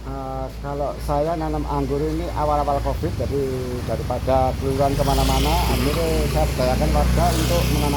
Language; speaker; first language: Indonesian; non-native, local second language; Javanese